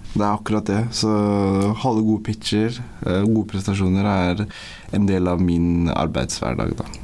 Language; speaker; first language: Norwegian; early bilingual, other home language; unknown